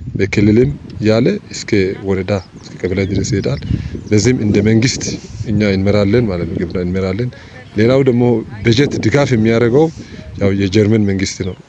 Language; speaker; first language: Amharic; non-native, local second language; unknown